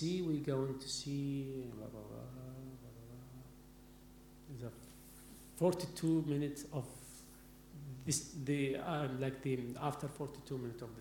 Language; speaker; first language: English; non-native, learner; Arabic